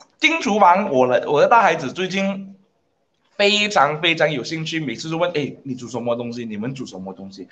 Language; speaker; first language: Chinese; non-native, local second language; English